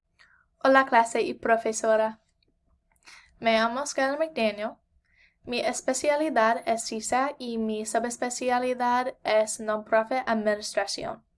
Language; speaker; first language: Spanish; non-native, learner; English